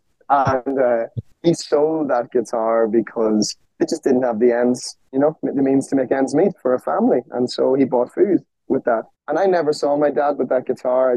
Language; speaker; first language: English; native; English